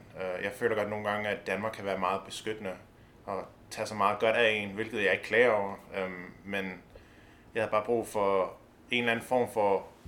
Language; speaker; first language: Danish; native; Danish